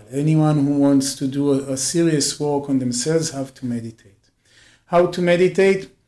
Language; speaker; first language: English; non-native, fluent; Hebrew